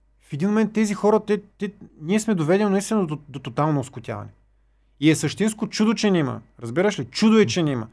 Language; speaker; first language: Bulgarian; native; Bulgarian